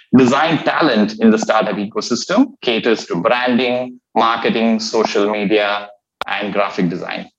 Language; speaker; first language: English; non-native, local second language; Malayalam